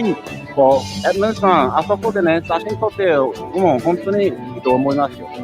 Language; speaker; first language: Japanese; non-native, fluent; English